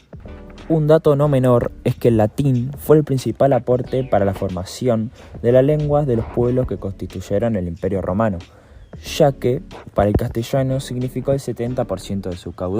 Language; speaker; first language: Spanish; native; Spanish